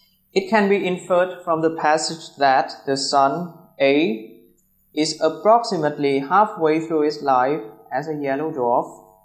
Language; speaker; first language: English; non-native, fluent; Vietnamese